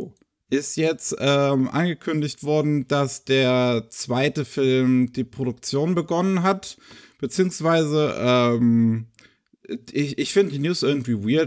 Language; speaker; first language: German; native; German